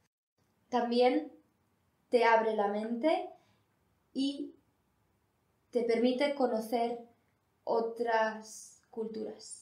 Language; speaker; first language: Spanish; non-native, learner; English